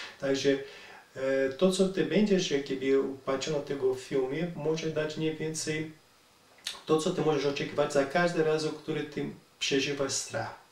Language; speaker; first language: Polish; non-native, learner; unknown